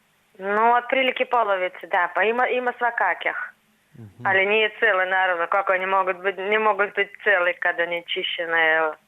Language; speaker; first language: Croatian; non-native, learner; Russian